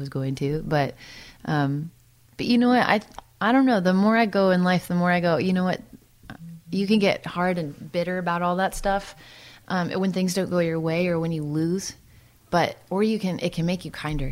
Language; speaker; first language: English; native; English